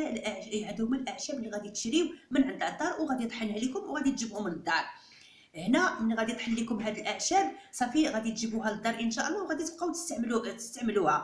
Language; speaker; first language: Arabic; native; Arabic